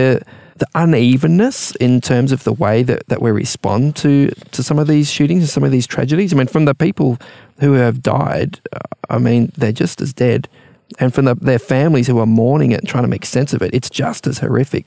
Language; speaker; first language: English; native; English